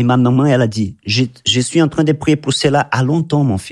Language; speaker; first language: French; non-native, fluent; Portuguese